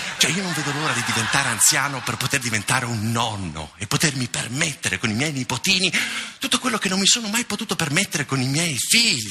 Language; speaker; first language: Italian; native; Italian